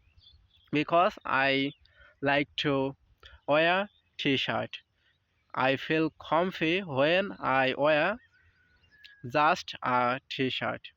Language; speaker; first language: English; non-native, learner; Bangla